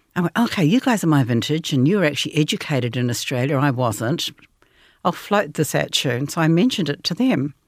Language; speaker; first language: English; native; English